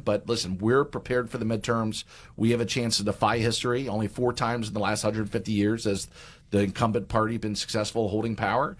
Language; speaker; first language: English; native; English